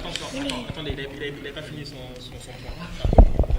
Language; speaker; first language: French; native; French